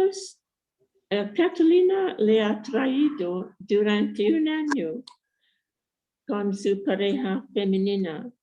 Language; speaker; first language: Spanish; non-native, fluent; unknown